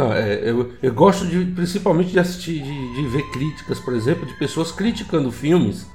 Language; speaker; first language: Portuguese; native; Portuguese